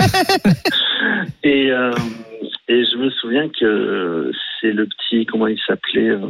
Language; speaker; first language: French; native; French